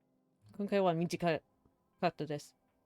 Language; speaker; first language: Japanese; non-native, learner; English